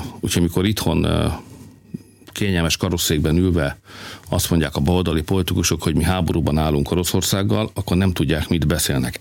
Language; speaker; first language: Hungarian; native; Hungarian